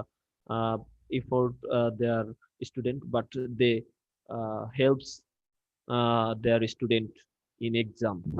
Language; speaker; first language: English; non-native, learner; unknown